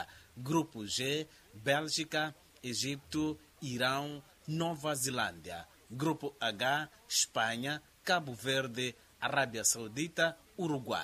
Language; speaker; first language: Portuguese; non-native, local second language; Makhuwa